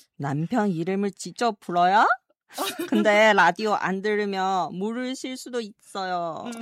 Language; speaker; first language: Korean; non-native, fluent; Chinese